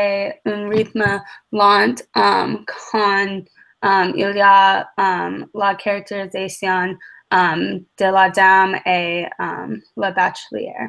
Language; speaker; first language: French; non-native, learner; English